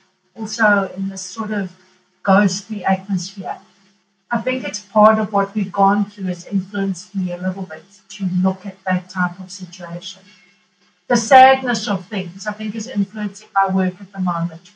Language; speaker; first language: English; native; English